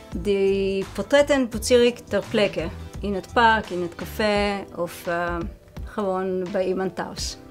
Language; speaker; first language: Dutch; non-native, fluent; Hebrew